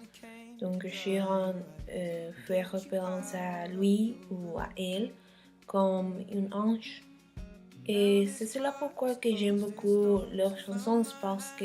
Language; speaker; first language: French; non-native, learner; Spanish